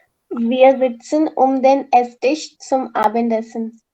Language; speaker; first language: German; non-native, learner; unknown